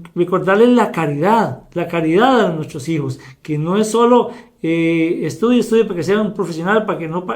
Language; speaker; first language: Spanish; native; Spanish